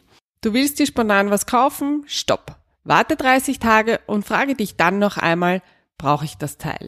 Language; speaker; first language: German; native; German